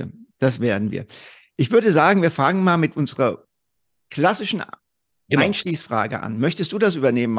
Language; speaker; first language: German; native; German